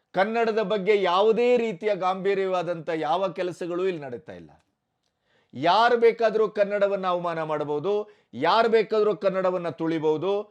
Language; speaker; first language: Kannada; native; Kannada